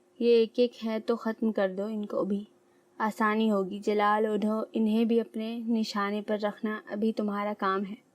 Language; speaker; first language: Urdu; native; Urdu